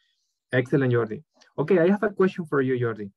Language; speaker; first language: English; non-native, fluent; Spanish